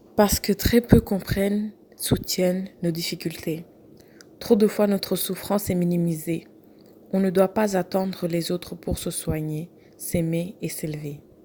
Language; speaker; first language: French; non-native, fluent; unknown